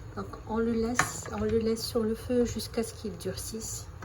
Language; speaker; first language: French; non-native, local second language; Arabic